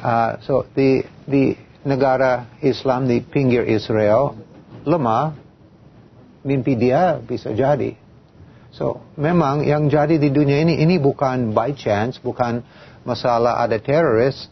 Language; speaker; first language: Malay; non-native, fluent; English